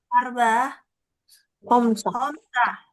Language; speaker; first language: Arabic; non-native, learner; Indonesian